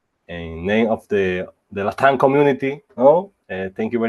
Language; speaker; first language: English; non-native, fluent; Spanish